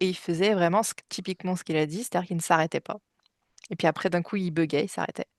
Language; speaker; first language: French; native; French